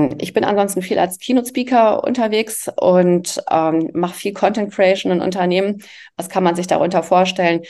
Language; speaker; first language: German; early bilingual, other home language; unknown